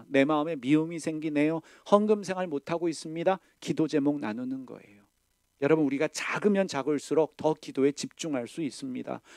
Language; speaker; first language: Korean; native; Korean